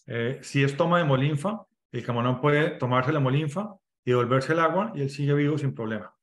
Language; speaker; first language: Spanish; native; Spanish